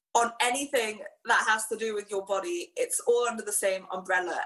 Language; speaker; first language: English; native; English